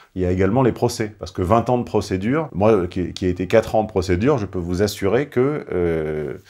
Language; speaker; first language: French; native; French